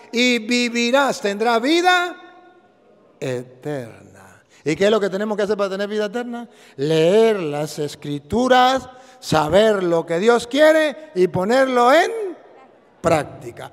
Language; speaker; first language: Spanish; native; Spanish